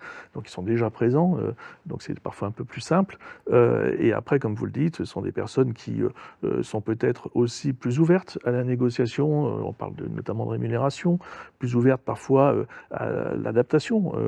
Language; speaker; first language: French; native; French